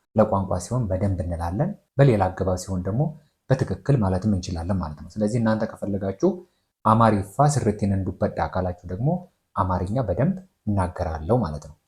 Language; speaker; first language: Amharic; non-native, local second language; Oromo